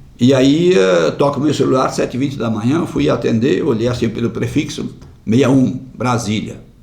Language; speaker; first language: Portuguese; non-native, local second language; German